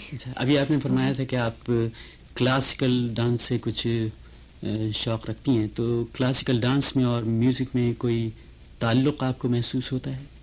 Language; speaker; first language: Urdu; native; Urdu